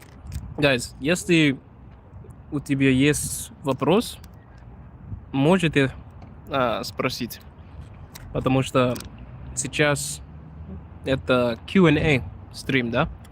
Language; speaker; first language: Russian; non-native, learner; Shona